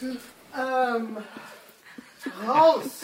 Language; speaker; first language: German; non-native, learner; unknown